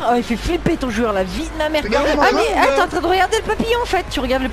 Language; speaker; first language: French; native; French